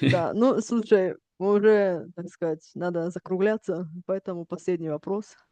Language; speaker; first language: Russian; early bilingual, heritage; Russian